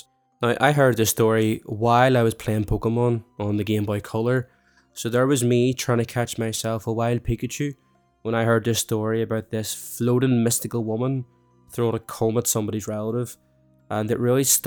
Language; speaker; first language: English; native; English